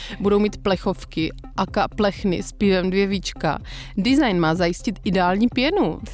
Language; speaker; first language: Czech; native; Czech